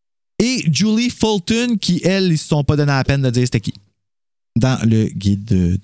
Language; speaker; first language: French; native; French